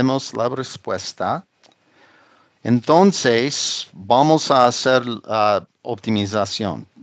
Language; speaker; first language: Spanish; non-native, fluent; English